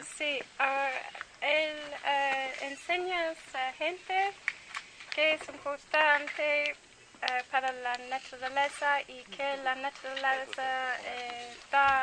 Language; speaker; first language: Spanish; non-native, learner; English